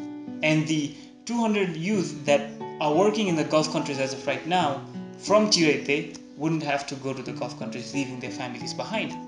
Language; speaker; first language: English; non-native, local second language; Nepali